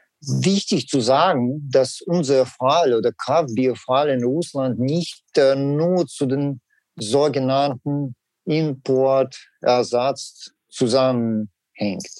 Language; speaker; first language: German; non-native, learner; Russian